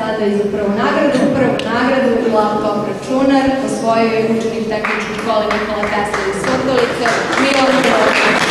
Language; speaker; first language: Serbian; native; Serbian